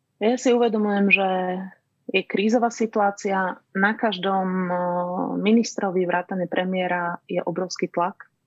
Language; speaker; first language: Slovak; native; Slovak